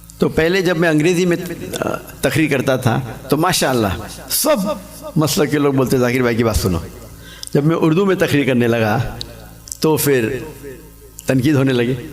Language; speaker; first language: Urdu; non-native, local second language; English